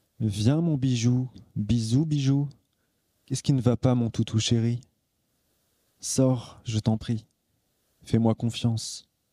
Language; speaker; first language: French; native; French